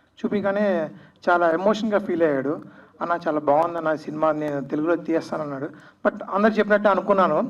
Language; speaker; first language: Telugu; native; Telugu